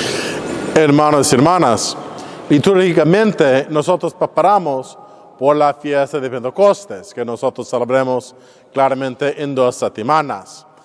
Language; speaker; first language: Spanish; non-native, fluent; English